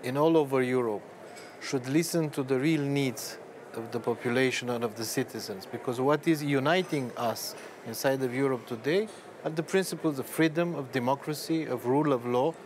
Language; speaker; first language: English; non-native, fluent; Romanian